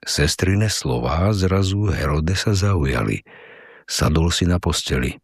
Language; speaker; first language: Slovak; native; Slovak